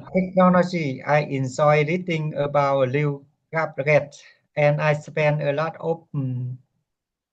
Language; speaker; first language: English; non-native, learner; Vietnamese